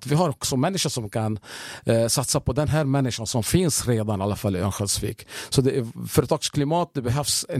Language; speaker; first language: Swedish; non-native, fluent; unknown